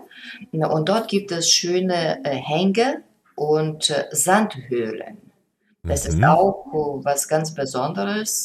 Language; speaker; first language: German; non-native, fluent; Lithuanian